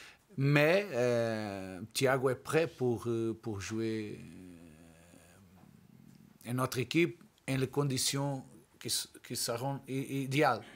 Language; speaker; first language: French; non-native, learner; Portuguese